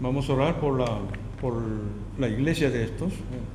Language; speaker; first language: Spanish; non-native, fluent; Korean